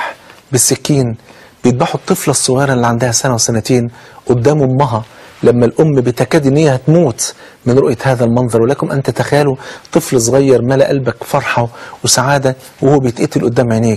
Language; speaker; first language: Arabic; native; Arabic